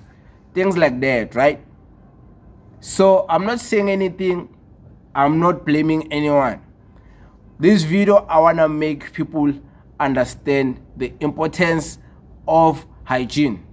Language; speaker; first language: English; non-native, local second language; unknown